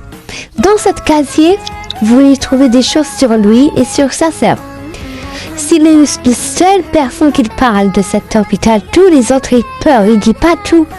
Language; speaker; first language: French; non-native, learner; Arabic